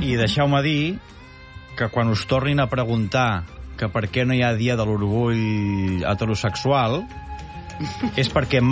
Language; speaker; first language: Catalan; native; Catalan